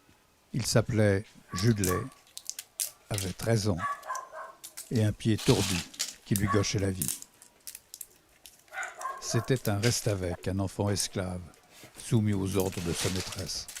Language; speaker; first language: French; native; French